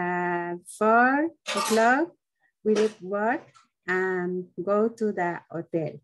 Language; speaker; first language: English; non-native, learner; Spanish